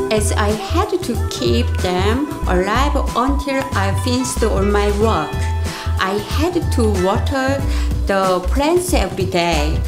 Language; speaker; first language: English; non-native, learner; Korean